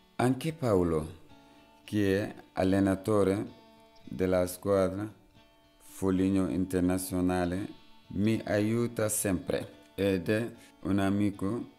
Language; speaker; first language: Italian; non-native, fluent; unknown